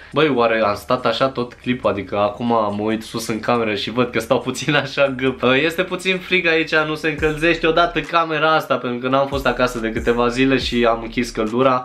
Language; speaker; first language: Romanian; early bilingual, other home language; Chinese